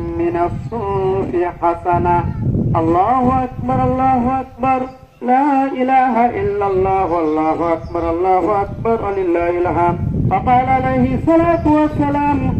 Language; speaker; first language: Arabic; non-native, fluent; Bangla